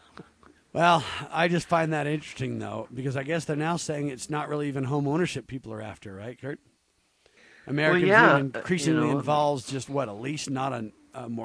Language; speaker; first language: English; native; English